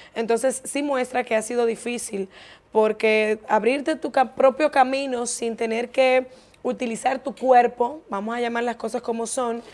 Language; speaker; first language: Spanish; native; Spanish